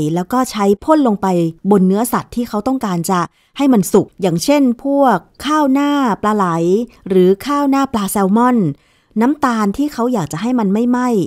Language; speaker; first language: Thai; native; Thai